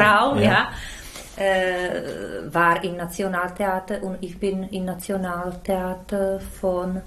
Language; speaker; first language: German; non-native, learner; Czech